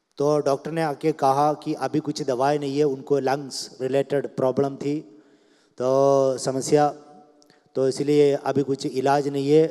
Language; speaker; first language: Hindi; non-native, local second language; Malayalam